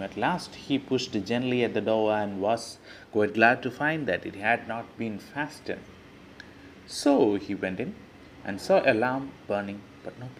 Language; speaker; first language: English; non-native, local second language; Malayalam